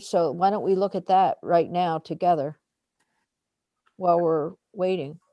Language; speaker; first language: English; native; English